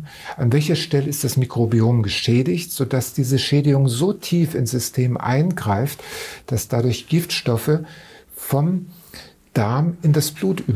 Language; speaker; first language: German; native; German